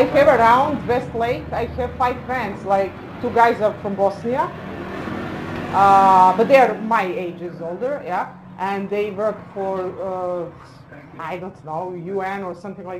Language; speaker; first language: English; non-native, fluent; Serbian